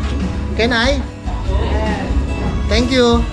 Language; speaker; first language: English; non-native, local second language; Filipino